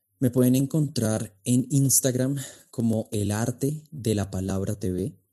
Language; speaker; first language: Spanish; native; Spanish